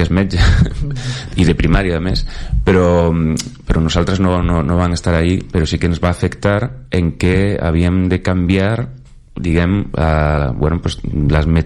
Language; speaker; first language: Catalan; non-native, local second language; Spanish